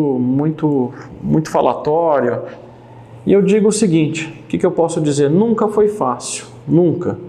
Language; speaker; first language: Portuguese; native; Portuguese